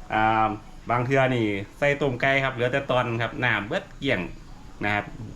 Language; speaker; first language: Thai; native; Thai